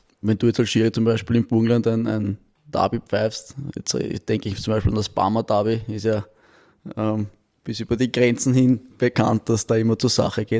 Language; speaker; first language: German; native; German